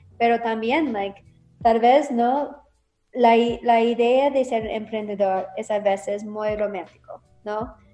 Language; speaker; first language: Spanish; non-native, learner; English